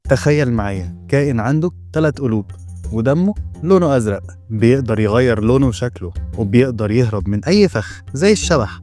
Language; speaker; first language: Arabic; native; Arabic